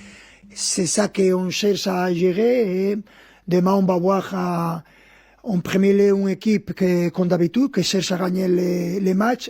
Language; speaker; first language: French; non-native, fluent; Spanish